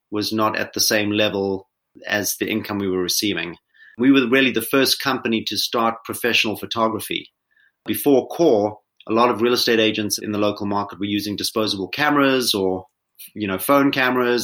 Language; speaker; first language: English; native; English